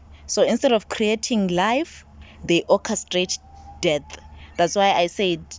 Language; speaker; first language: English; non-native, local second language; Zulu